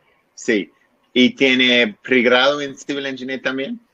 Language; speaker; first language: Spanish; non-native, learner; English